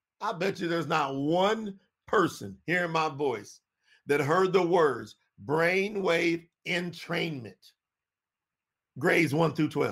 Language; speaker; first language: English; native; English